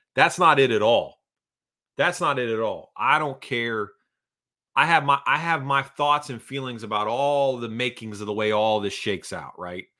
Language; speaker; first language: English; early bilingual, other home language; Hungarian